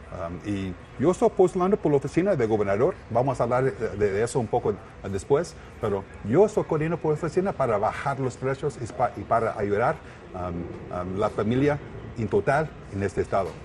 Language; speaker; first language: Spanish; non-native, learner; English